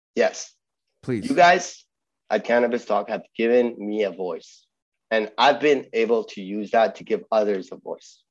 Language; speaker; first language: English; early bilingual, other home language; Persian